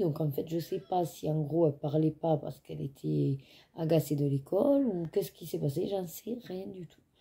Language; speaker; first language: French; native; French